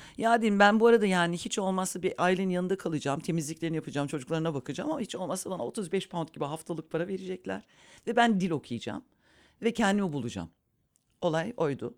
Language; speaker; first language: Turkish; early bilingual, heritage; Turkish